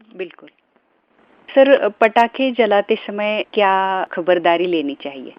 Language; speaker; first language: Hindi; non-native, local second language; Marathi